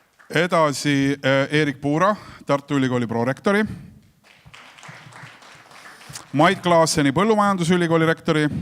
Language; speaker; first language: Estonian; native; Estonian